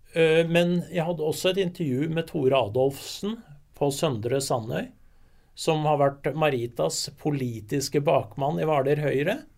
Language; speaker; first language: Norwegian; native; Norwegian